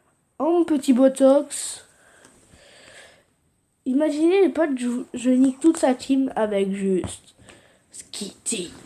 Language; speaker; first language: French; native; French